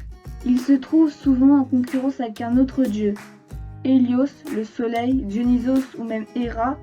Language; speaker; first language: French; native; French